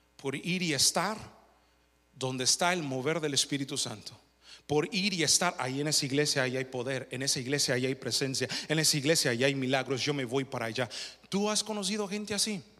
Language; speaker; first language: Spanish; early bilingual, heritage; Spanish